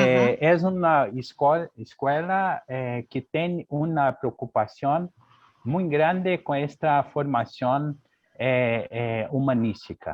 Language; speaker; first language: Spanish; non-native, learner; Portuguese